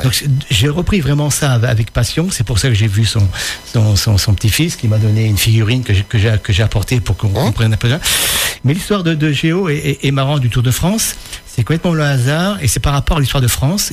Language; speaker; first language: French; native; French